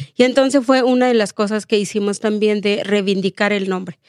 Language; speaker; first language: Spanish; non-native, local second language; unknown